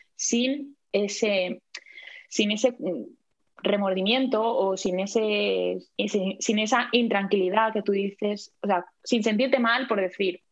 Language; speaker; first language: Spanish; native; Spanish